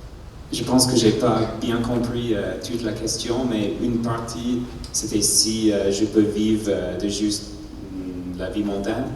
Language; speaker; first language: French; non-native, learner; English